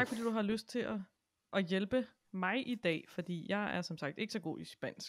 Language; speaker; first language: Danish; native; Danish